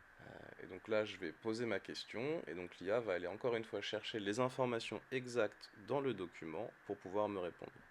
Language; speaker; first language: French; native; French